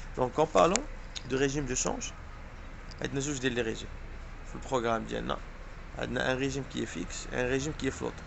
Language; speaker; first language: French; non-native, local second language; Arabic